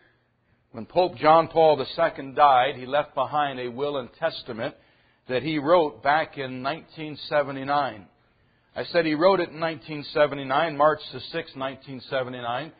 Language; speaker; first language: English; native; English